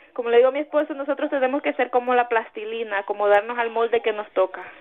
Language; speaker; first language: Spanish; native; Spanish